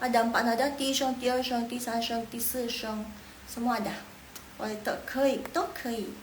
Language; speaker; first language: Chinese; non-native, fluent; Indonesian